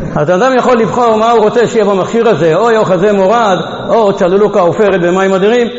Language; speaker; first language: Hebrew; non-native, fluent; Hungarian